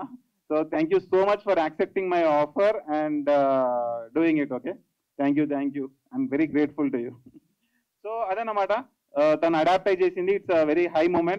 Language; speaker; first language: Telugu; native; Telugu